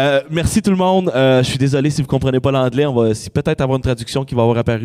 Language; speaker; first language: French; native; French